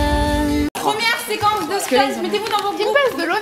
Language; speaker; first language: French; native; French